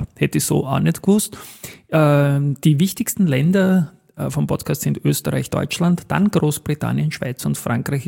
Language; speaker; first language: German; native; German